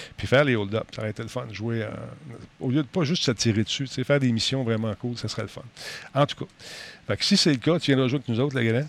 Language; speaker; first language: French; native; French